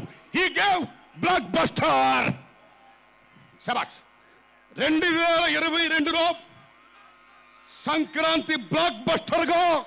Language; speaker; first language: Telugu; native; Telugu